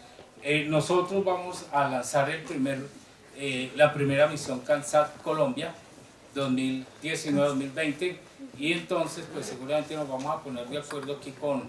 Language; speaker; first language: Spanish; native; Spanish